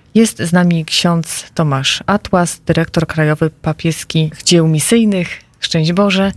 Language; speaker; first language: Polish; native; Polish